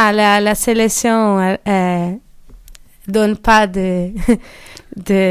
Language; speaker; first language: French; non-native, learner; Portuguese